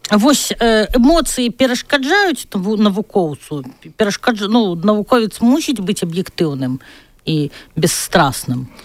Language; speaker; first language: Belarusian; non-native, local second language; Russian